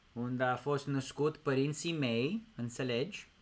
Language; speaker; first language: Romanian; early bilingual, other home language; English